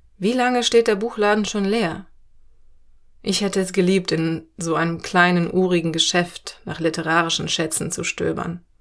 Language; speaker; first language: German; native; German